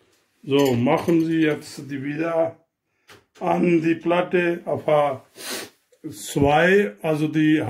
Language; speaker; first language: German; non-native, learner; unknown